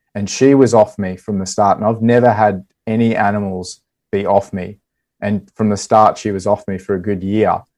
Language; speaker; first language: English; native; English